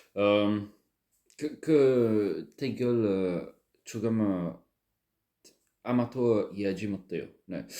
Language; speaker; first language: Korean; non-native, learner; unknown